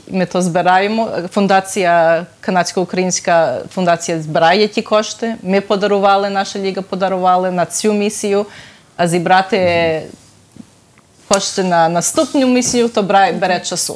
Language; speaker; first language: Ukrainian; early bilingual, heritage; Ukrainian